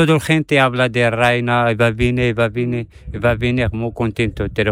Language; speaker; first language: Spanish; non-native, learner; Arabic